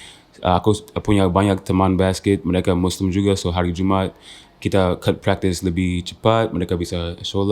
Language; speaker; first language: Indonesian; non-native, fluent; English